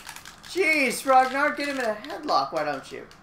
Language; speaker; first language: English; native; English